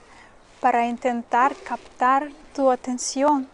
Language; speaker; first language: Spanish; non-native, fluent; Russian